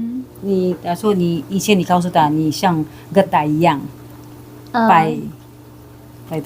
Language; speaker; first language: Chinese; non-native, fluent; Filipino